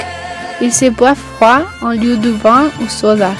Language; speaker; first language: French; non-native, learner; Spanish